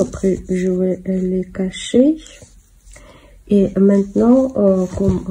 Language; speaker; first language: French; non-native, fluent; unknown